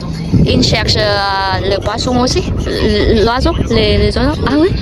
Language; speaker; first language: French; non-native, learner; Vietnamese